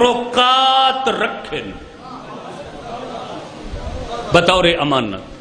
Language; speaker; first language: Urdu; non-native, local second language; Punjabi